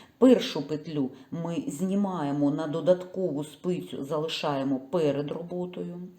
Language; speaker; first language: Ukrainian; non-native, local second language; Russian